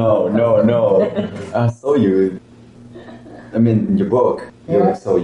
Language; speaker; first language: English; non-native, learner; Spanish